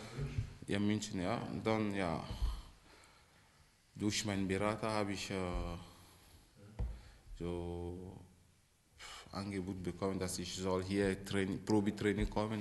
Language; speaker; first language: German; non-native, learner; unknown